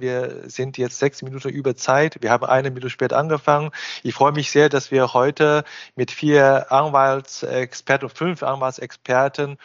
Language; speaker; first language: German; non-native, fluent; Chinese